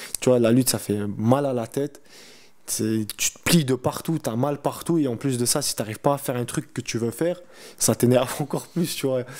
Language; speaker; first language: French; early bilingual, other home language; Chechen